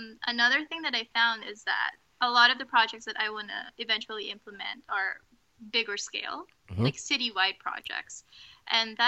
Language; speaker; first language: English; non-native, local second language; Filipino